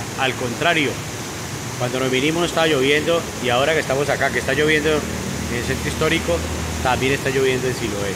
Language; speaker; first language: Spanish; native; Spanish